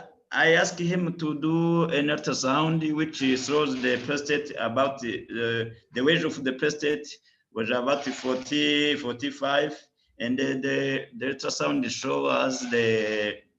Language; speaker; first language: English; non-native, learner; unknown